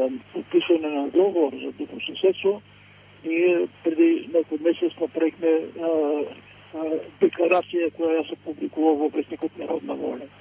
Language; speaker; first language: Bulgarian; non-native, local second language; Macedonian